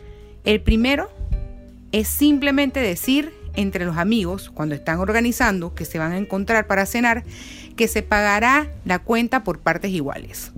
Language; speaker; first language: Spanish; native; Spanish